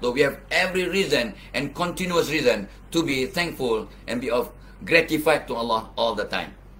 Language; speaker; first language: English; non-native, local second language; Malay